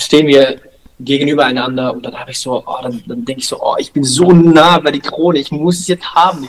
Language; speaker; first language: German; non-native, learner; Dutch